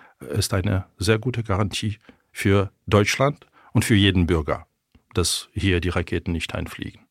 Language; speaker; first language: German; non-native, fluent; Ukrainian